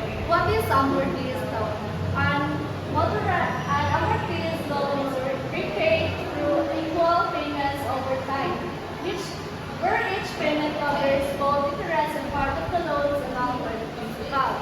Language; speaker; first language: English; non-native, local second language; Cebuano